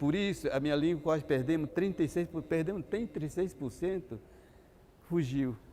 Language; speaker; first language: Portuguese; non-native, local second language; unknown